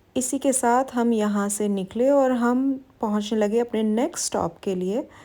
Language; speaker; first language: Hindi; native; Hindi